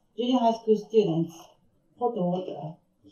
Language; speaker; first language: English; non-native, learner; Japanese